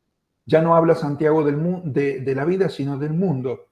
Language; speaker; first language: Spanish; native; Spanish